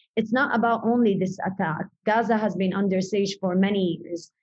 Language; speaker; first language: English; early bilingual, other home language; Arabic